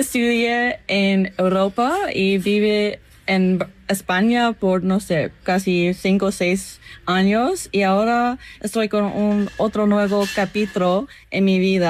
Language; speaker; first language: Spanish; non-native, learner; English